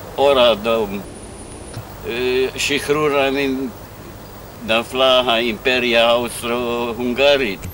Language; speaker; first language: Hebrew; non-native, fluent; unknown